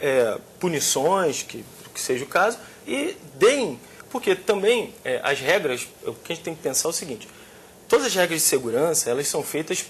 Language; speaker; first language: Portuguese; native; Portuguese